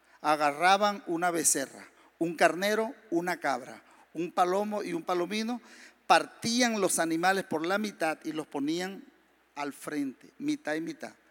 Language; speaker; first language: Spanish; native; Spanish